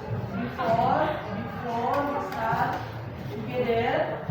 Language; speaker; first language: English; non-native, learner; Indonesian